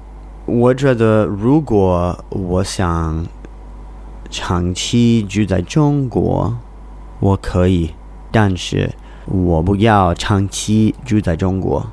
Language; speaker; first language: Chinese; non-native, learner; English